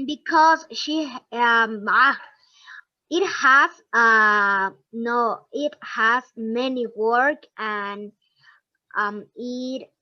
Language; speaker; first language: English; non-native, learner; Spanish